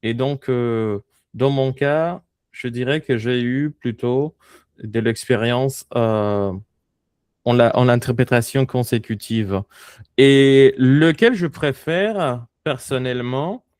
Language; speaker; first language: French; non-native, fluent; Spanish